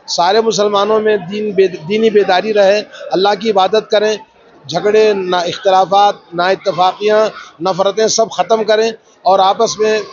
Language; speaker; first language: Urdu; native; Urdu